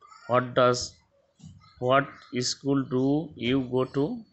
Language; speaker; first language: English; non-native, local second language; Bangla